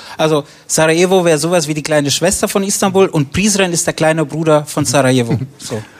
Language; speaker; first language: German; early bilingual, other home language; Romany